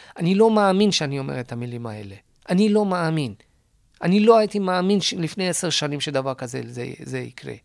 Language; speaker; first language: Hebrew; non-native, fluent; Persian